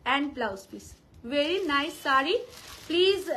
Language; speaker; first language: Hindi; non-native, local second language; Bangla